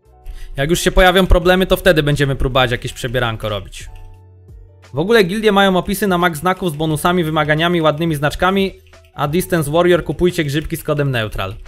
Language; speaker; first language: Polish; native; Polish